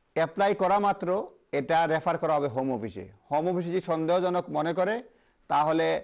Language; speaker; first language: Bangla; native; Bangla